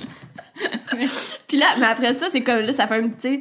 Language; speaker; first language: French; native; French